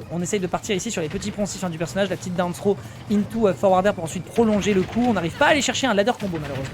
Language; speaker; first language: French; native; French